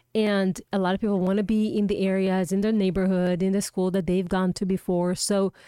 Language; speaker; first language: English; non-native, fluent; Hebrew